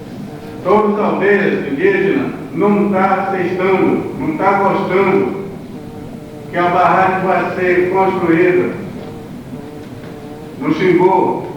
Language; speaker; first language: Portuguese; non-native, local second language; Kayapó